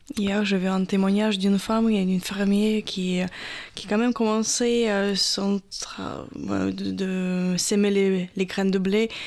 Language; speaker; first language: French; non-native, fluent; Russian